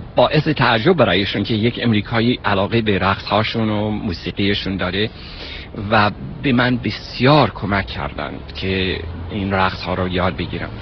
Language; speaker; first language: Persian; non-native, fluent; English